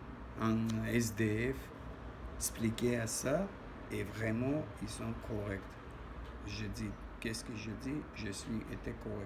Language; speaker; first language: French; non-native, learner; Armenian